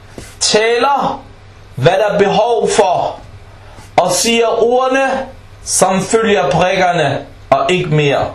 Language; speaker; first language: Danish; non-native, fluent; Arabic